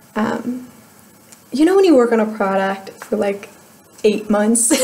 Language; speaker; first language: English; native; English